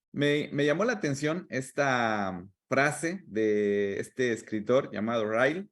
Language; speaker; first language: Spanish; native; Spanish